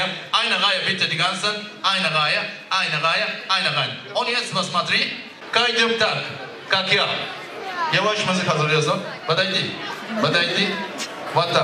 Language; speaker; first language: Russian; non-native, learner; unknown